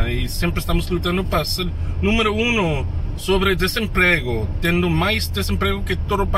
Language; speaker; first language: Portuguese; non-native, learner; English